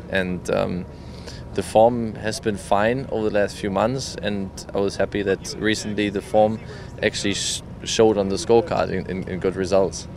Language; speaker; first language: English; non-native, fluent; German